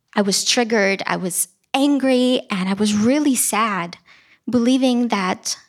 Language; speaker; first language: English; early bilingual, other home language; Russian